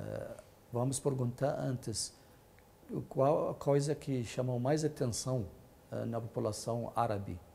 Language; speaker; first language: Portuguese; non-native, fluent; Arabic